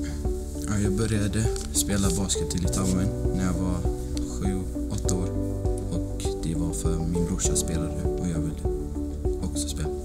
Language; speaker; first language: Swedish; early bilingual, other home language; Lithuanian